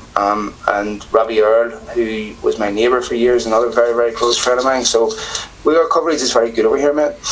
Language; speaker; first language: English; native; English